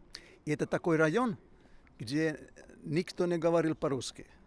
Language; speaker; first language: Russian; non-native, fluent; Finnish